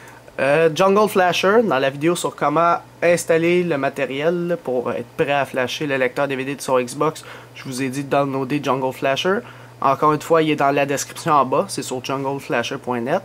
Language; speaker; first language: French; native; French